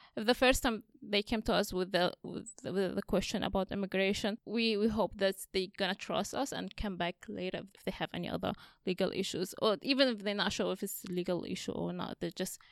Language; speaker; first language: English; non-native, fluent; Arabic